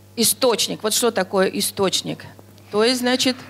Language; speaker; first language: Russian; non-native, local second language; Tatar